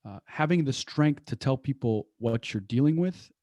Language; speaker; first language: English; early bilingual, other home language; Persian